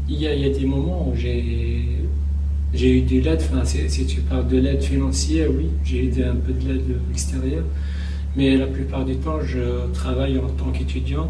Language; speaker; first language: French; non-native, local second language; Kabyle